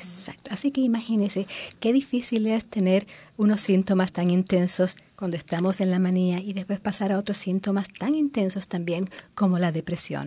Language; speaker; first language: Spanish; native; Spanish